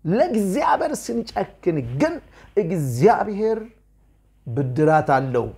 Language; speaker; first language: Amharic; non-native, local second language; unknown